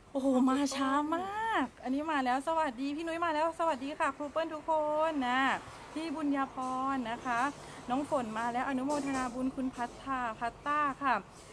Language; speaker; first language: Thai; native; Thai